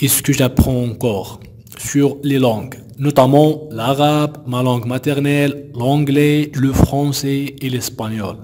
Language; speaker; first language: French; non-native, local second language; Arabic